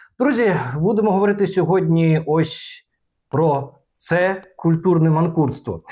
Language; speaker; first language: Ukrainian; non-native, local second language; Russian